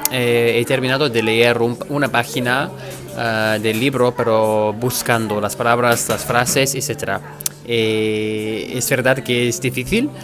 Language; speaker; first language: Spanish; non-native, fluent; English